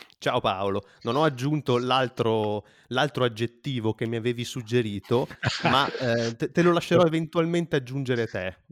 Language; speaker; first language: Italian; native; Italian